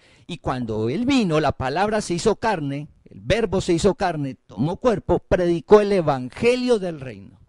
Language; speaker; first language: Spanish; native; Spanish